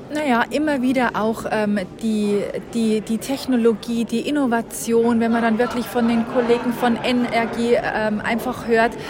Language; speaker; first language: German; native; German